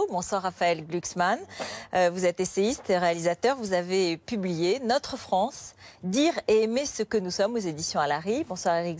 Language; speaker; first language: French; native; French